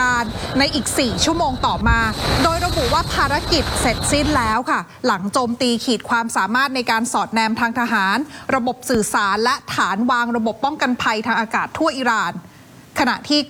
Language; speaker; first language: Thai; native; Thai